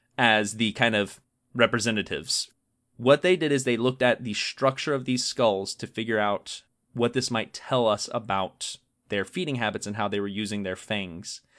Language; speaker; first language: English; native; English